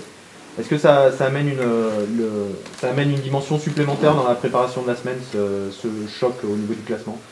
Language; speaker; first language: French; native; French